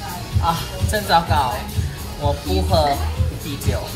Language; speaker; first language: Chinese; non-native, learner; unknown